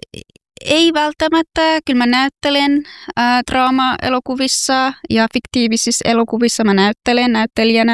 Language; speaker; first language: Finnish; non-native, fluent; Persian